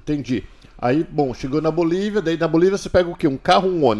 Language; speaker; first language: Portuguese; native; Portuguese